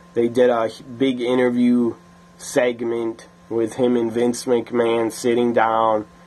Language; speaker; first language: English; native; English